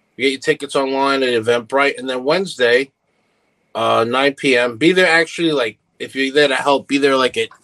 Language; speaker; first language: English; early bilingual, other home language; Italian